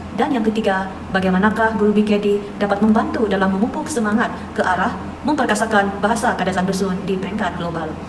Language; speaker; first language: Malay; non-native, local second language; Central Dusun